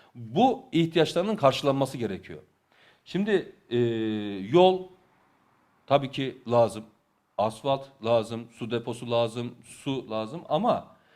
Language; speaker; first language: Turkish; native; Turkish